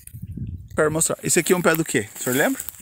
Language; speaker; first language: Portuguese; native; Portuguese